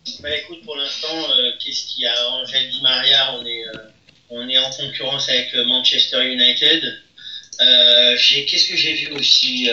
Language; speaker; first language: French; native; French